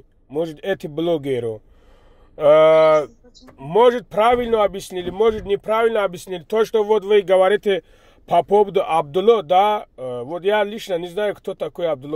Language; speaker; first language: Russian; non-native, learner; Tajik